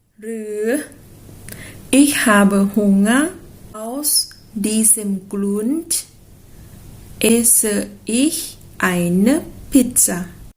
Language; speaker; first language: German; non-native, fluent; Thai